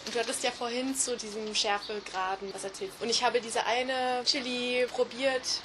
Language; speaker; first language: German; native; German